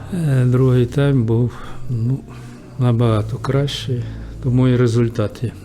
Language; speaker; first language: Ukrainian; native; Ukrainian